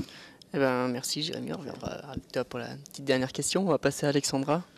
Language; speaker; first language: French; native; French